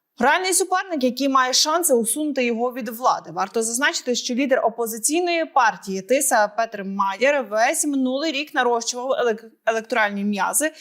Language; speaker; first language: Ukrainian; native; Ukrainian